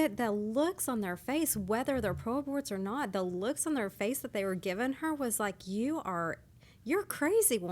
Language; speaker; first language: English; native; English